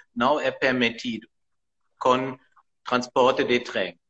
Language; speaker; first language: Portuguese; non-native, learner; German